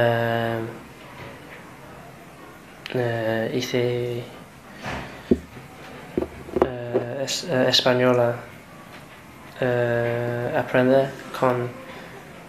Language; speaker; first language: Spanish; non-native, learner; English